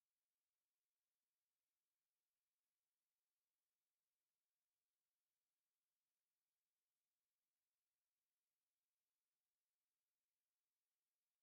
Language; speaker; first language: English; native; English